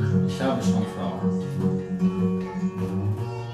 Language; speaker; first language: German; non-native, fluent; Russian